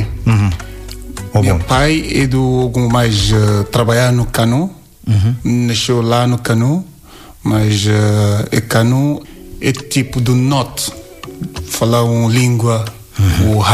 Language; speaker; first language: Portuguese; non-native, learner; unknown